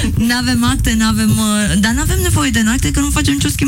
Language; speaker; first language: Romanian; native; Romanian